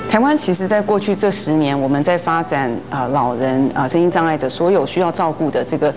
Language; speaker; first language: Chinese; native; Chinese